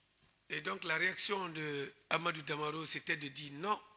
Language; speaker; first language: French; native; French